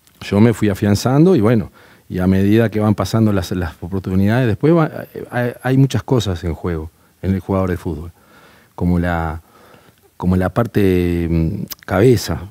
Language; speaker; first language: Spanish; native; Spanish